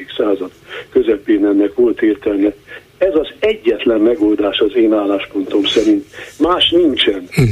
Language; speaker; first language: Hungarian; native; Hungarian